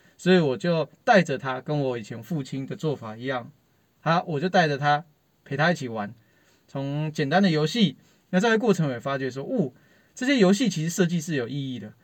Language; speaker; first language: Chinese; native; Chinese